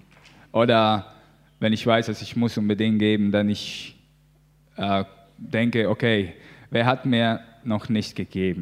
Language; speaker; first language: German; non-native, learner; Latvian